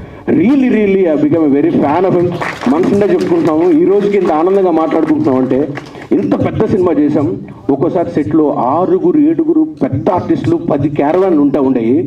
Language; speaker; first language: Telugu; native; Telugu